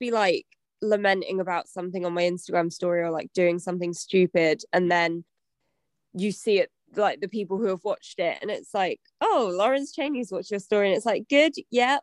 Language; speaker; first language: English; native; English